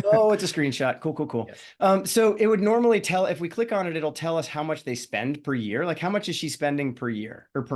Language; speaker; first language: English; native; English